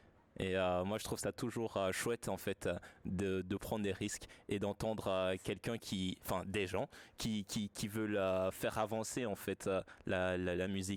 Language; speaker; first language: French; native; French